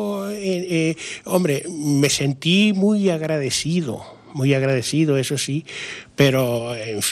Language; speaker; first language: Spanish; native; Spanish